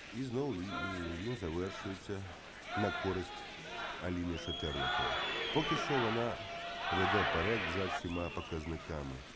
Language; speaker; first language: Ukrainian; native; Ukrainian